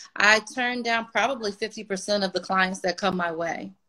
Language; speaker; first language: English; native; English